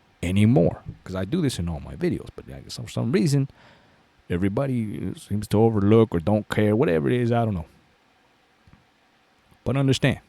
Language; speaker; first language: English; native; English